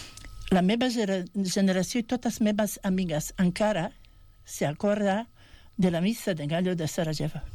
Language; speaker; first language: Catalan; non-native, fluent; Bosnian